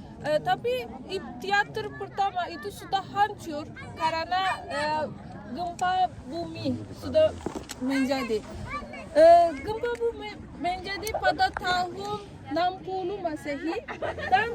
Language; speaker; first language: Indonesian; non-native, learner; Turkish